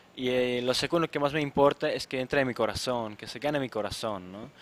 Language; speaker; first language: Spanish; non-native, fluent; Czech